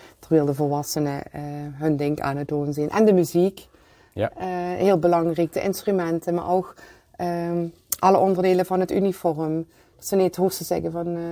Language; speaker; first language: Dutch; non-native, local second language; Limburgish